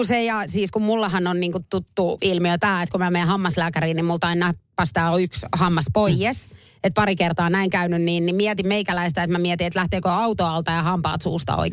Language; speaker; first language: Finnish; native; Finnish